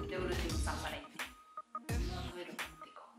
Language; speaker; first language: Spanish; non-native, learner; Japanese